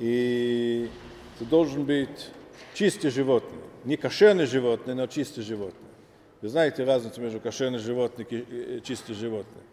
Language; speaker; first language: Russian; non-native, learner; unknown